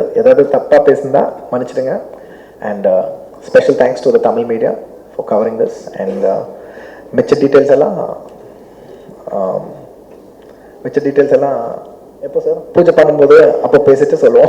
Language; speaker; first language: Tamil; non-native, local second language; Telugu